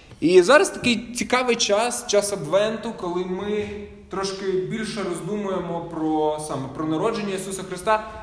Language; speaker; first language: Ukrainian; non-native, local second language; Russian